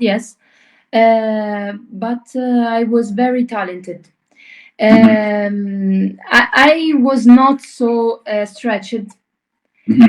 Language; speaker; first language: English; non-native, learner; Italian